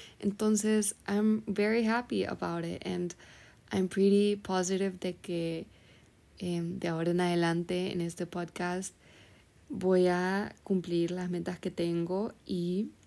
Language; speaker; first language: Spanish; early bilingual, heritage; Spanish